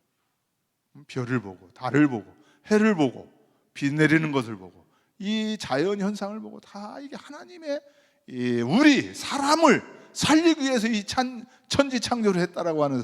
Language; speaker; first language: Korean; native; Korean